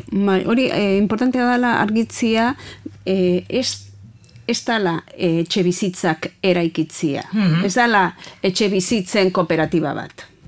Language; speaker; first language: Basque; native; Basque